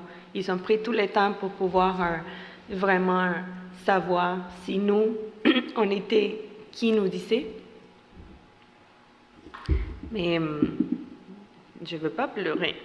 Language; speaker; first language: French; non-native, fluent; Spanish